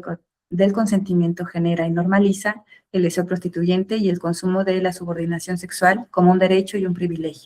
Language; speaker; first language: Spanish; native; Spanish